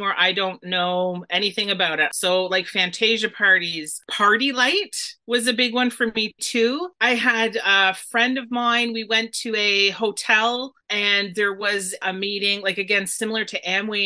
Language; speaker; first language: English; native; English